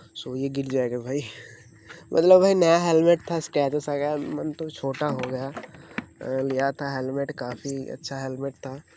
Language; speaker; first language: Hindi; non-native, local second language; Bangla